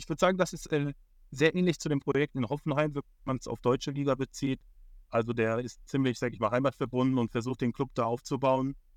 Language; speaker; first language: German; early bilingual, other home language; Polish